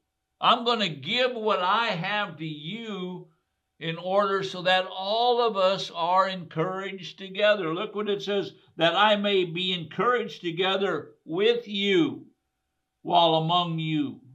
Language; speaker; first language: English; native; English